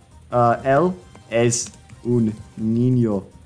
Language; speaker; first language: Spanish; non-native, learner; English